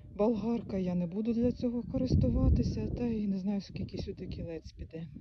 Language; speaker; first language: Ukrainian; native; Ukrainian